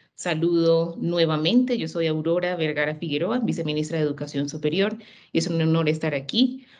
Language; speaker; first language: Spanish; native; Spanish